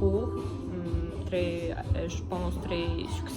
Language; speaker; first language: French; non-native, learner; Russian